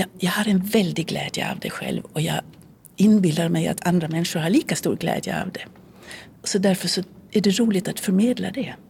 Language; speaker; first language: Swedish; early bilingual, heritage; Swedish